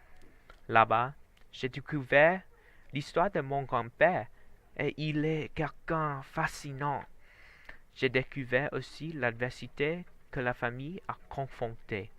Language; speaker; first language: French; non-native, learner; Vietnamese